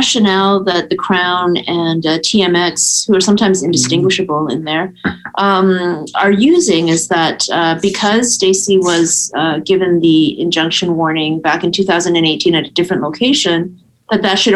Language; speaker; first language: English; native; English